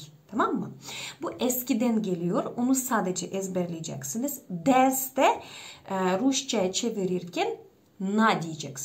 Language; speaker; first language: Turkish; non-native, fluent; Russian